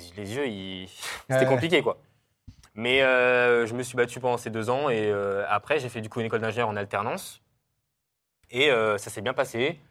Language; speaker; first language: French; native; French